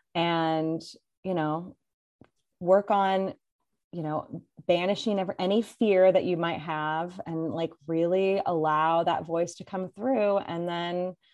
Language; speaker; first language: English; native; English